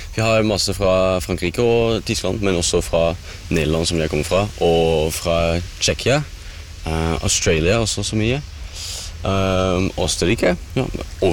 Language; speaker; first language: Norwegian; non-native, fluent; Dutch